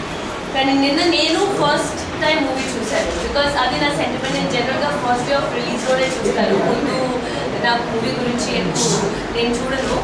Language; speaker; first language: Telugu; non-native, local second language; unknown